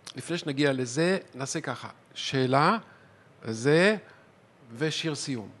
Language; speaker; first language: Hebrew; native; Hebrew